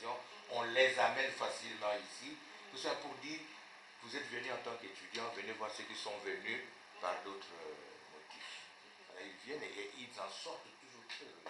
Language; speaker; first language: French; non-native, local second language; Lingala